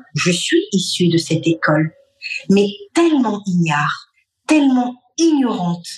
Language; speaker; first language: French; non-native, local second language; Bambara